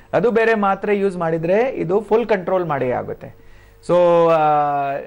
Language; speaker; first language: Kannada; non-native, learner; Hindi